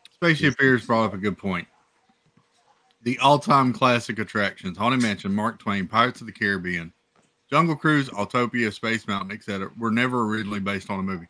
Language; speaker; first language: English; native; English